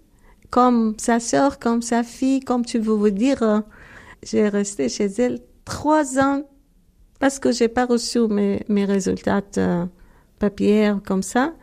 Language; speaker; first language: French; non-native, learner; Arabic